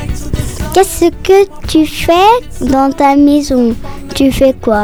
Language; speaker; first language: Spanish; early bilingual, other home language; French